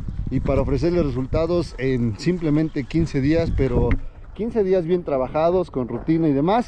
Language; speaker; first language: Spanish; native; Spanish